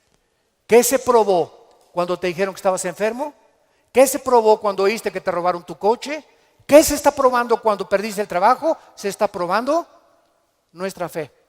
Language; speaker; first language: Spanish; native; Spanish